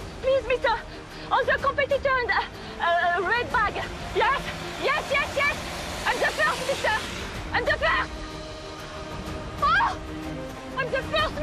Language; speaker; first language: English; non-native, learner; French